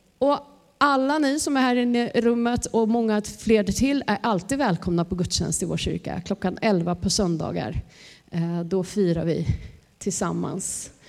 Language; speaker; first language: Swedish; native; Swedish